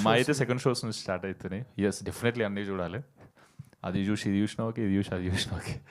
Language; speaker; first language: Telugu; native; Telugu